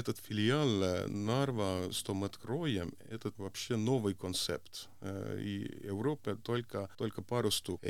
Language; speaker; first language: Russian; non-native, local second language; Estonian